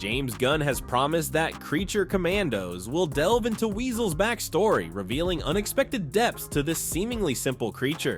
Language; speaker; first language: English; native; English